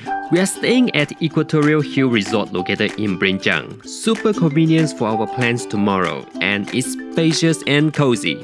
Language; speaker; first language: English; non-native, local second language; Chinese